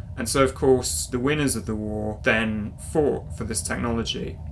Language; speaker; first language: English; native; English